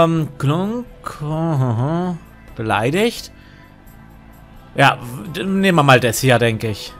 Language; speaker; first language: German; native; German